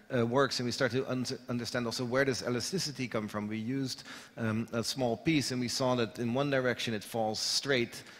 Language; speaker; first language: English; non-native, fluent; Dutch